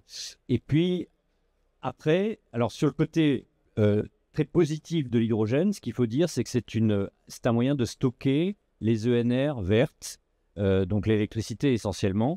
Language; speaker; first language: French; native; French